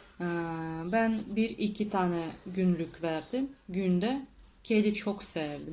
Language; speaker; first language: Turkish; non-native, learner; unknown